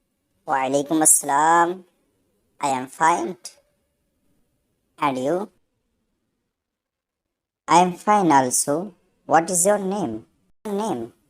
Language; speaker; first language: English; non-native, learner; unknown